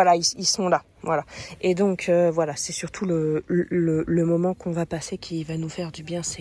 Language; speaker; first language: French; native; French